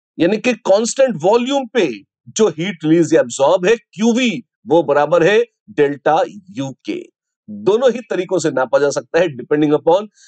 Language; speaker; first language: Hindi; native; Hindi